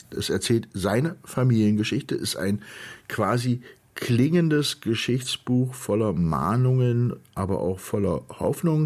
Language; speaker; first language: German; native; German